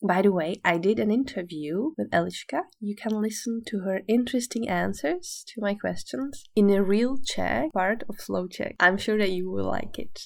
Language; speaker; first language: English; non-native, fluent; Czech